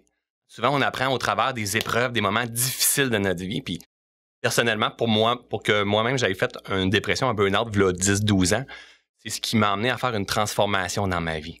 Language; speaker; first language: French; native; French